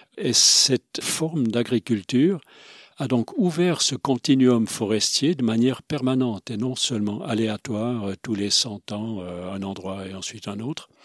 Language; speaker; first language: French; non-native, local second language; Swiss German